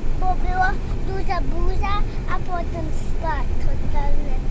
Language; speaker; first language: Polish; early bilingual, heritage; Polish